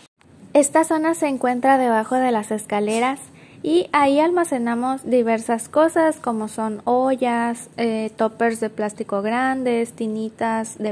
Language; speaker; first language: Spanish; native; Spanish